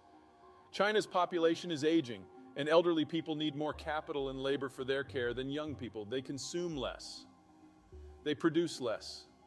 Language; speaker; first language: English; native; English